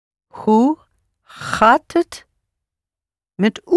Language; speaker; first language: Dutch; non-native, learner; English